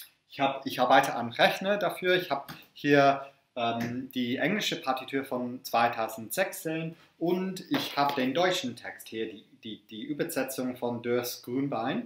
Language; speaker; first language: German; non-native, fluent; English